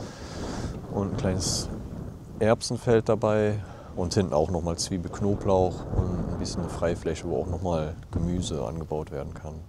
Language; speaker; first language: German; native; German